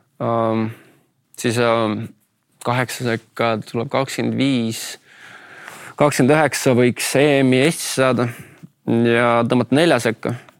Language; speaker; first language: Estonian; native; Estonian